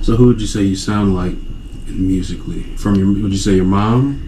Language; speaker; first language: English; native; English